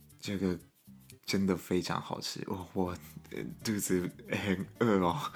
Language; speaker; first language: Chinese; non-native, fluent; Japanese